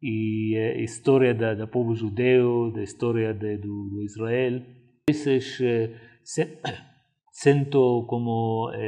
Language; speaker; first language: Portuguese; non-native, fluent; Arabic